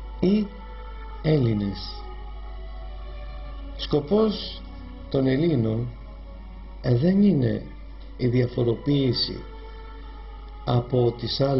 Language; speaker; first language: Greek; native; Greek